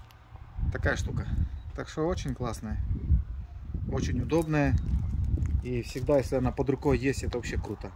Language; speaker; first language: Russian; native; Russian